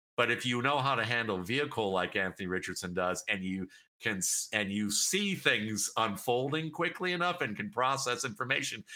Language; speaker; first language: English; native; English